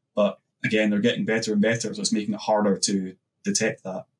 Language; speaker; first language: English; native; English